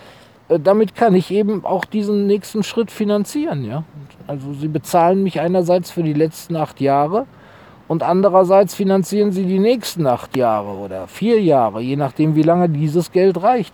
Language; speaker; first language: German; native; German